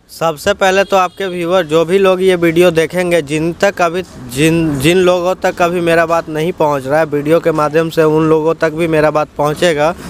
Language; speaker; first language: Hindi; native; Hindi